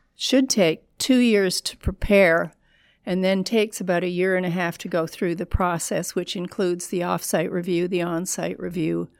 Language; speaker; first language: English; native; English